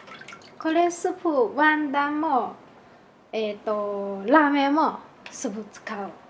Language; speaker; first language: Japanese; non-native, learner; Chinese